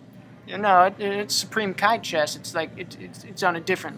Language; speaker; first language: English; native; English